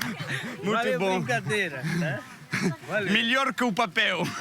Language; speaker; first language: Portuguese; non-native, learner; French